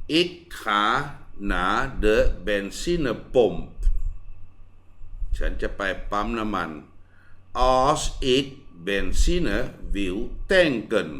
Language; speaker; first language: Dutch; non-native, fluent; Thai